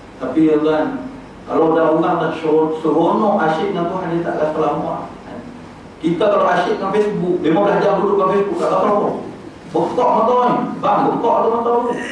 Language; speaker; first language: Malay; native; Malay